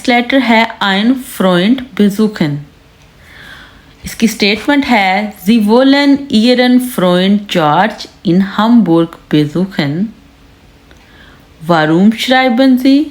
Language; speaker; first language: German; non-native, learner; Urdu